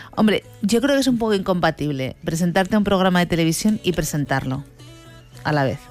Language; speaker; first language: Spanish; native; Spanish